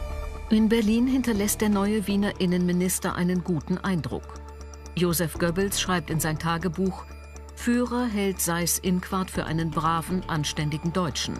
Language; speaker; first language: German; native; German